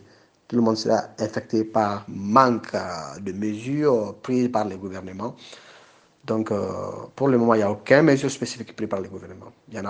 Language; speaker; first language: French; non-native, local second language; Bambara